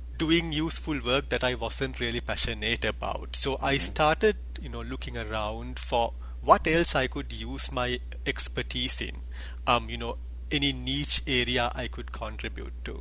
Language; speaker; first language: English; non-native, local second language; Sinhala